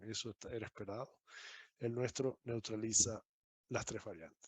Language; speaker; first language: Spanish; native; Spanish